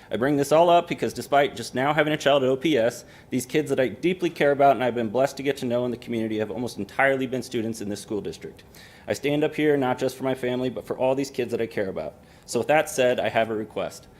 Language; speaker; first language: English; native; English